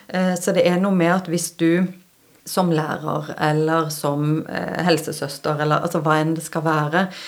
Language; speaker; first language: Norwegian; native; Norwegian